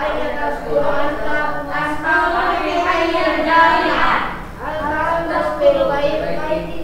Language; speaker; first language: Arabic; non-native, learner; Indonesian